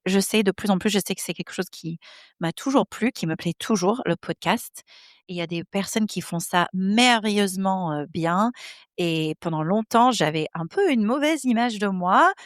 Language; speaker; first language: French; non-native, fluent; English